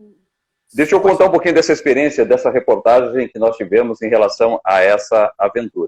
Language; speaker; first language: Portuguese; native; Portuguese